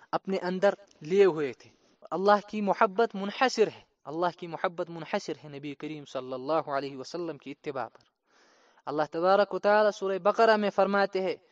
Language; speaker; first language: Urdu; non-native, local second language; Kashmiri